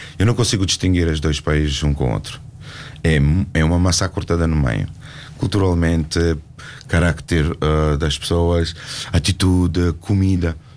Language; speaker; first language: Portuguese; non-native, fluent; Georgian